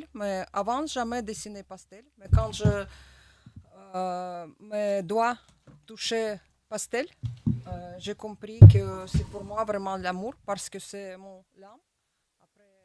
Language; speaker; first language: French; non-native, learner; Russian